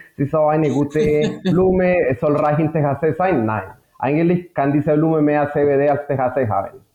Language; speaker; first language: German; non-native, fluent; Spanish